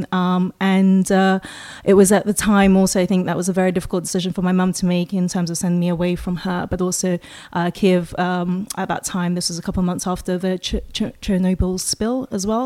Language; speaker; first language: English; non-native, local second language; Russian